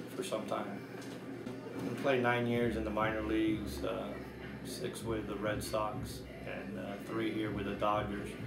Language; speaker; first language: English; native; English